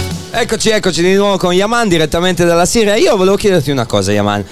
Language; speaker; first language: Italian; native; Italian